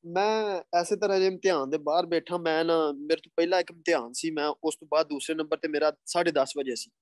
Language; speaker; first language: Urdu; non-native, local second language; Punjabi